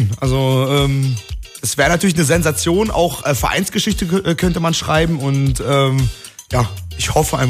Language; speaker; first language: German; native; German